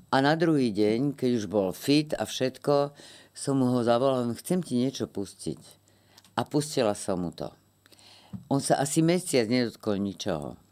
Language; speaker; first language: Slovak; native; Slovak